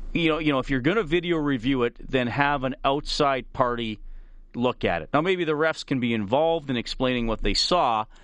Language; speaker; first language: English; native; English